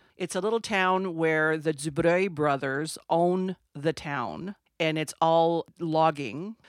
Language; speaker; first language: English; non-native, fluent; French